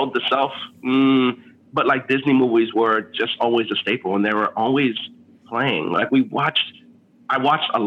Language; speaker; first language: English; early bilingual, other home language; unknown